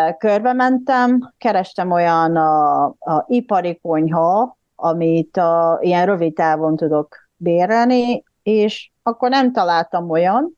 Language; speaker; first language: Hungarian; non-native, fluent; Japanese